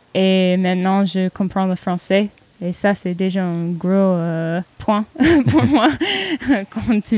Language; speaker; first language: French; non-native, learner; English